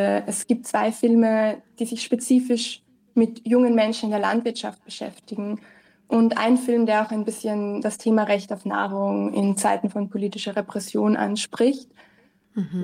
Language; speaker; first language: German; native; German